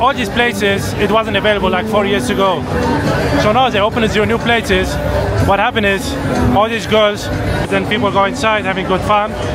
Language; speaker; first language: English; non-native, fluent; Arabic